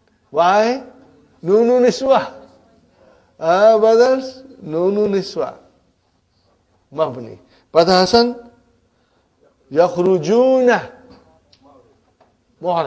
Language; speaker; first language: Arabic; non-native, fluent; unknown